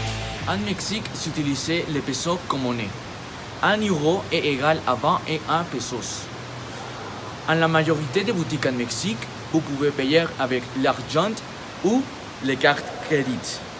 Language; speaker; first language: French; non-native, learner; Spanish